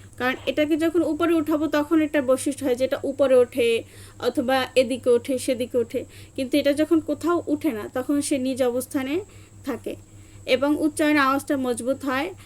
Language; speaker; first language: Bangla; native; Bangla